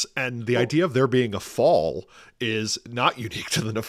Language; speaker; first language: English; native; English